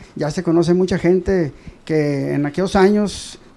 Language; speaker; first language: Spanish; native; Spanish